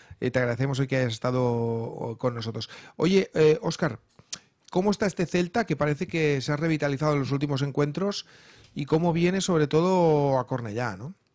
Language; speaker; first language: Spanish; non-native, local second language; Catalan